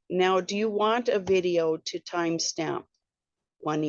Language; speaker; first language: English; native; English